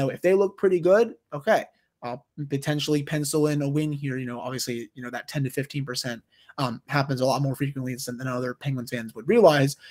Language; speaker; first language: English; native; English